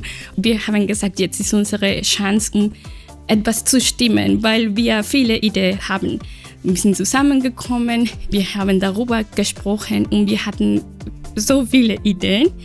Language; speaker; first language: German; non-native, learner; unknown